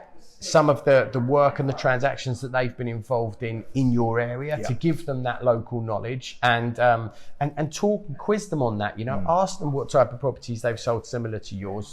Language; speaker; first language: English; native; English